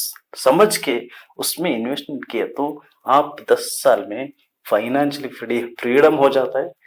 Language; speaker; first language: Hindi; non-native, local second language; Kannada